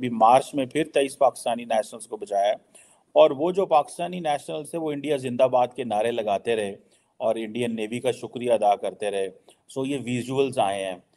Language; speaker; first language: Urdu; native; Urdu